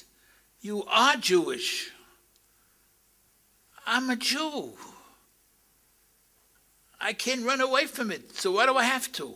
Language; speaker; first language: English; native; English